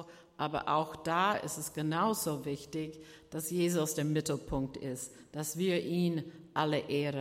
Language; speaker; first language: German; non-native, fluent; English